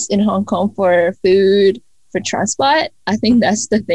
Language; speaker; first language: English; non-native, local second language; Cantonese